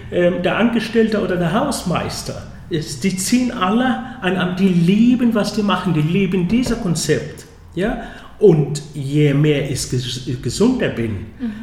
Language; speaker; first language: German; non-native, fluent; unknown